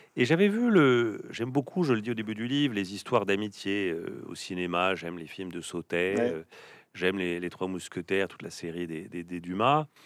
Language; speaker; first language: French; native; French